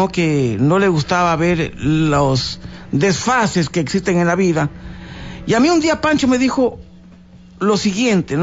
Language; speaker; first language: Spanish; native; Spanish